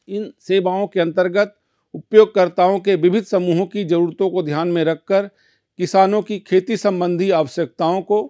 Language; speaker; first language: Hindi; native; Hindi